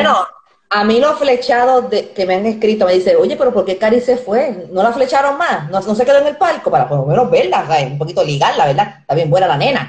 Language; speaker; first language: Spanish; native; Spanish